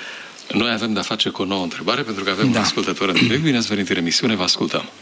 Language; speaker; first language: Romanian; native; Romanian